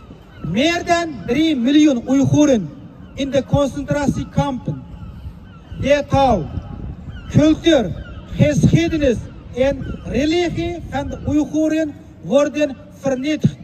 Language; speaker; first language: Dutch; non-native, fluent; Uyghur